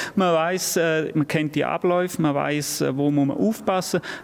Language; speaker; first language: German; native; German